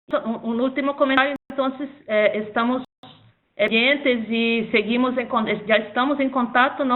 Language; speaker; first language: Spanish; non-native, fluent; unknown